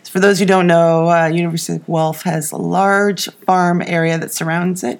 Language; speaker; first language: English; native; English